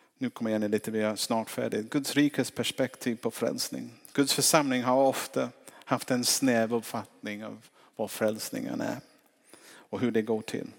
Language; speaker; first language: Swedish; non-native, fluent; English